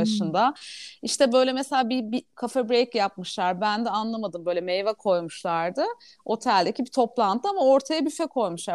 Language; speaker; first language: Turkish; native; Turkish